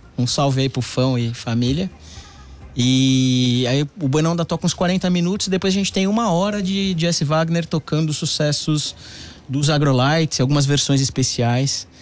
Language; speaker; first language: Portuguese; native; Portuguese